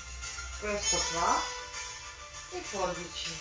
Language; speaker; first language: Italian; non-native, learner; Russian